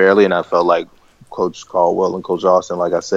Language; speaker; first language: English; native; English